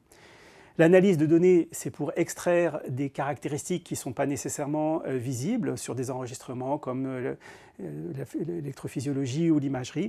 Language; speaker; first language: French; native; French